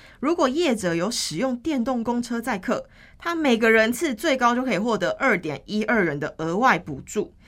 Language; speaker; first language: Chinese; native; Chinese